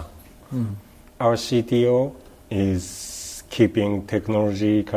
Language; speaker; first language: English; non-native, learner; Japanese